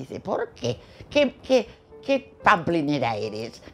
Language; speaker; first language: Spanish; non-native, local second language; Catalan